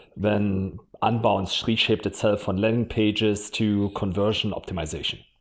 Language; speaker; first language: English; non-native, fluent; German